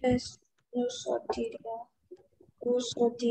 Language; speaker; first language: French; non-native, learner; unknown